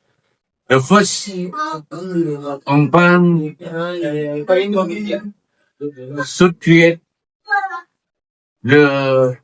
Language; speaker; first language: English; non-native, learner; Indonesian